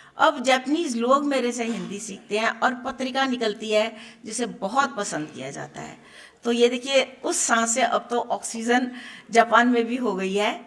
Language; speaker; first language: Hindi; native; Hindi